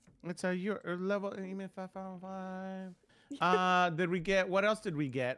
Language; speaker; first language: English; native; English